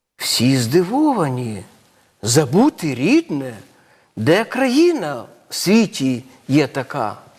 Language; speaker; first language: Ukrainian; native; Ukrainian